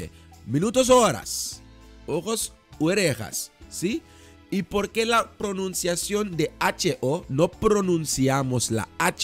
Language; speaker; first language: Spanish; non-native, fluent; Dutch